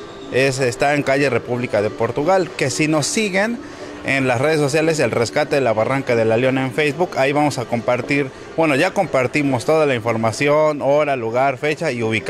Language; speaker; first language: Spanish; native; Spanish